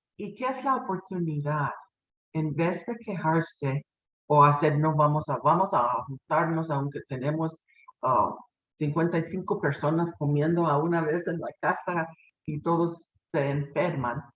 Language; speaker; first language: Spanish; non-native, fluent; English